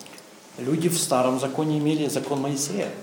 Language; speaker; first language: Czech; non-native, learner; Russian